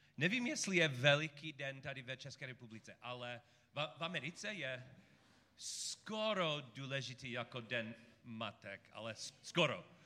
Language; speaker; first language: Czech; non-native, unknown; English